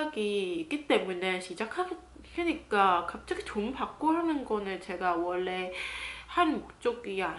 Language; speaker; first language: Korean; non-native, fluent; Cantonese